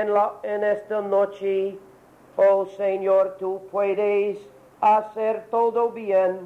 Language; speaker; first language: Spanish; non-native, learner; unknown